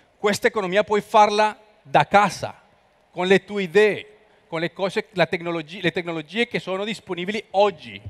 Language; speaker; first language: Italian; non-native, learner; Spanish